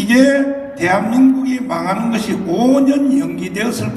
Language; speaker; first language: Korean; native; Korean